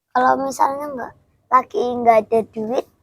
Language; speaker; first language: Indonesian; native; Indonesian